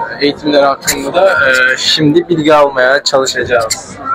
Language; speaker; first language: Turkish; non-native, fluent; Kyrgyz